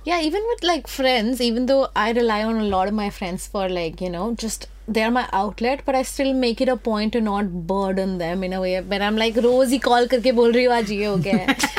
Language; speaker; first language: English; non-native, local second language; Hindi